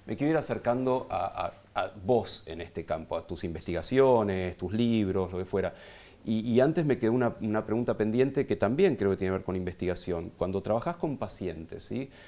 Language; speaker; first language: Spanish; native; Spanish